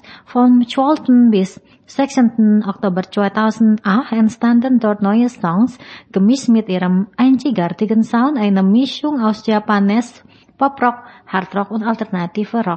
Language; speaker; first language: German; non-native, learner; Indonesian